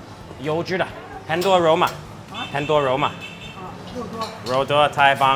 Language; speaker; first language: Chinese; non-native, fluent; English